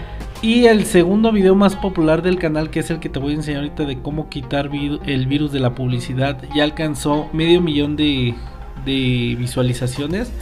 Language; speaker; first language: Spanish; native; Spanish